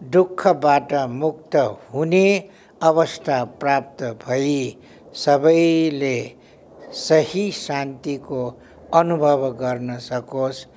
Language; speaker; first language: Nepali; non-native, local second language; Newari